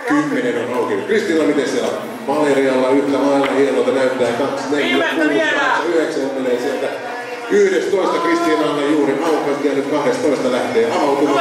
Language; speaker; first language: Finnish; native; Finnish